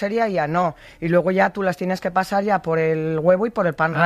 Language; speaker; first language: Spanish; native; Spanish